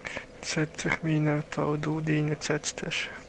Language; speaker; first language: German; native; German